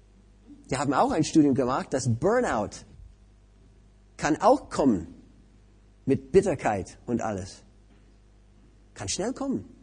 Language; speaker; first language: German; non-native, fluent; English